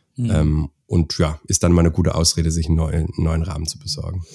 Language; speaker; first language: German; native; German